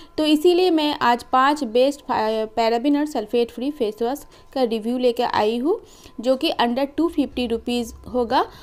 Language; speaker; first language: Hindi; non-native, local second language; Bangla